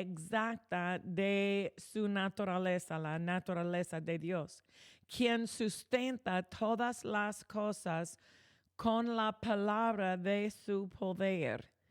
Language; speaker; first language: Spanish; non-native, fluent; English